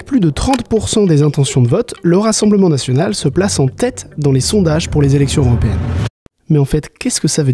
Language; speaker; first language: French; native; French